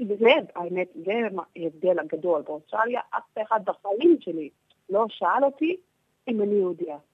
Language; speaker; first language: Hebrew; non-native, fluent; English